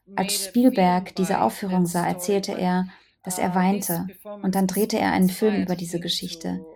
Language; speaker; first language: German; non-native, fluent; Ukrainian